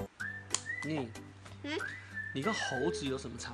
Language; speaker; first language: Chinese; non-native, fluent; Korean